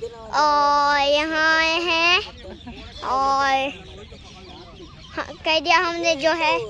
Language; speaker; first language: Hindi; non-native, learner; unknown